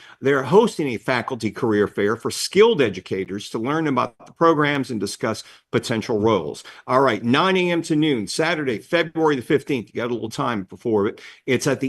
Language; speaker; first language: English; native; English